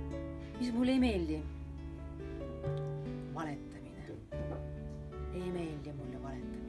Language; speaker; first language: Estonian; non-native, local second language; Russian